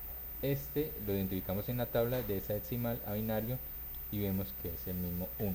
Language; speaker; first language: Spanish; native; Spanish